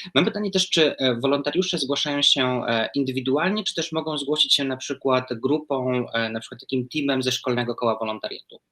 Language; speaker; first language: Polish; native; Polish